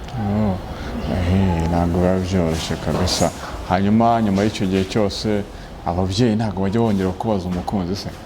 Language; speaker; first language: Kinyarwanda; native; Kinyarwanda